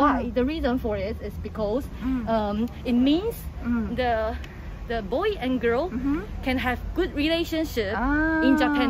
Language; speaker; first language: English; non-native, fluent; Chinese